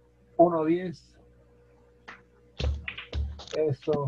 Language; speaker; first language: Spanish; native; Spanish